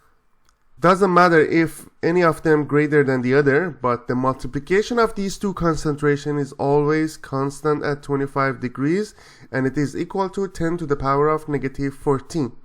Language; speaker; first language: English; non-native, fluent; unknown